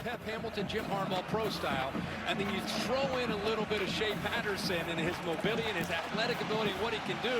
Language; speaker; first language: English; native; English